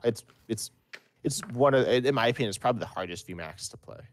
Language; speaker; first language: English; native; English